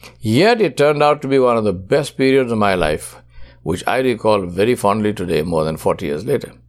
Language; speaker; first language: English; non-native, local second language; Urdu